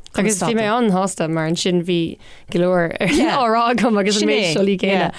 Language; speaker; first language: Irish; non-native, local second language; English